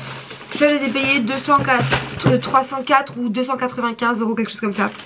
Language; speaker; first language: French; native; French